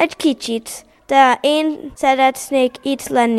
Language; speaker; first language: Hungarian; non-native, learner; English